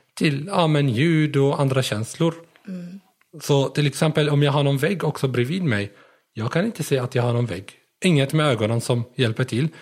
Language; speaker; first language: Swedish; early bilingual, other home language; Arabic